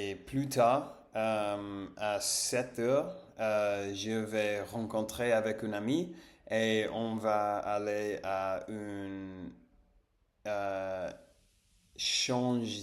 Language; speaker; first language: French; non-native, learner; English